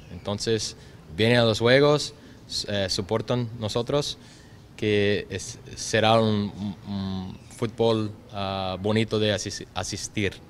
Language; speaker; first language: Spanish; non-native, learner; Portuguese